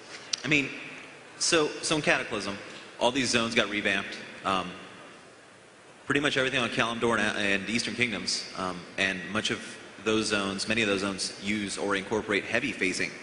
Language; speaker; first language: English; native; English